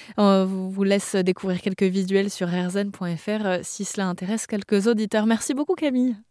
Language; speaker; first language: French; native; French